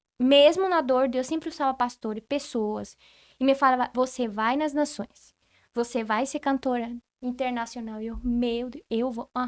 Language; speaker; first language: Portuguese; non-native, fluent; Spanish